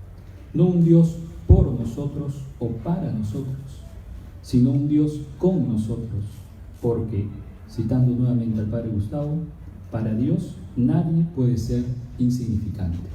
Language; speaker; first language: Spanish; native; Spanish